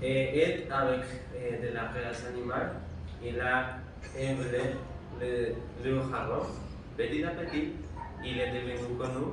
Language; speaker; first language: French; non-native, learner; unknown